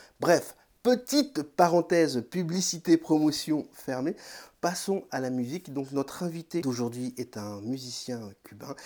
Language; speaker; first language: French; native; French